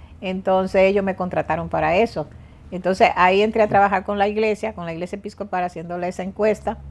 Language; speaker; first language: Spanish; native; Spanish